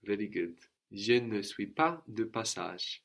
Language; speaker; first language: French; non-native, fluent; English